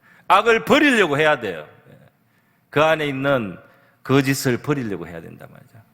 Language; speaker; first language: Korean; native; Korean